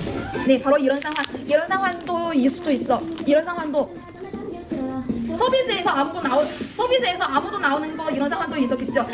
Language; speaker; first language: Korean; non-native, learner; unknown